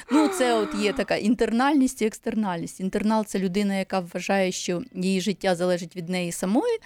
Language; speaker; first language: Ukrainian; native; Ukrainian